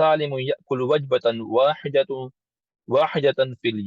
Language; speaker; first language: Arabic; non-native, learner; English